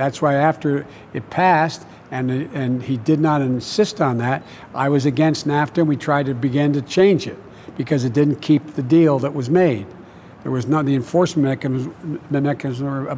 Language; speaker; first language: English; native; English